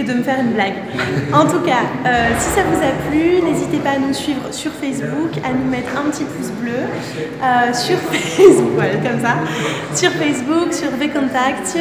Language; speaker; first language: French; native; French